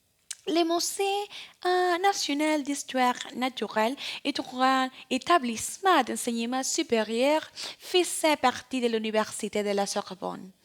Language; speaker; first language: French; non-native, learner; Spanish